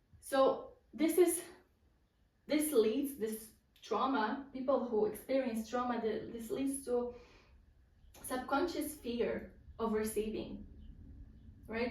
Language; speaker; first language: English; non-native, fluent; Polish